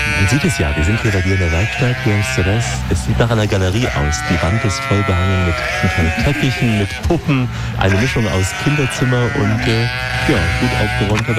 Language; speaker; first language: German; native; German